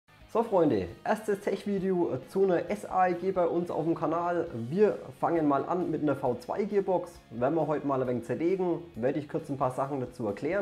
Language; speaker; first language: German; native; German